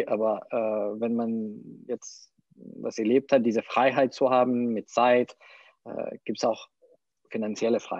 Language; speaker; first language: German; non-native, fluent; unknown